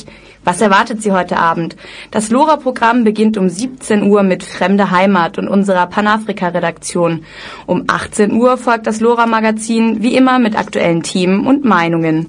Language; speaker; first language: German; native; German